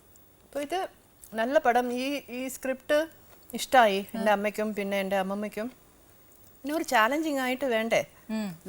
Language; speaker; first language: Malayalam; non-native, fluent; Telugu